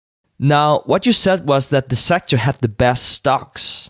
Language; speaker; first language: English; non-native, fluent; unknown